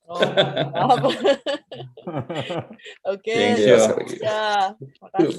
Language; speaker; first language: Indonesian; native; Indonesian